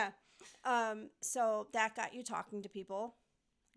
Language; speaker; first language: English; native; English